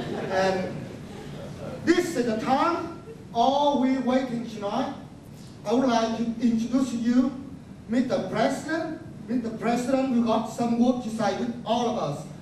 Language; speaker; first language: English; non-native, fluent; Vietnamese